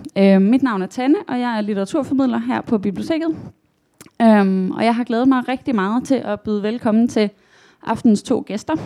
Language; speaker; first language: Danish; native; Danish